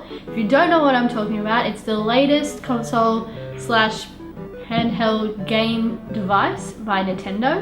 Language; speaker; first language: English; native; English